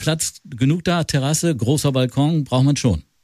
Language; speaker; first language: German; native; German